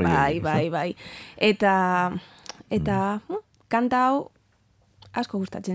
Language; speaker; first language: Basque; non-native, learner; Spanish